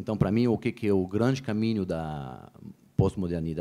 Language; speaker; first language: Portuguese; native; Portuguese